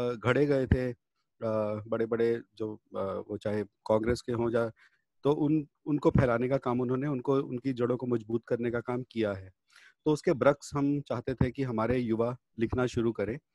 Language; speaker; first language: Hindi; native; Hindi